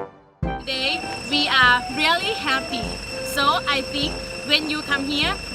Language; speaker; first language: English; non-native, learner; Thai